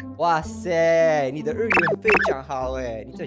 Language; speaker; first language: Chinese; non-native, learner; Spanish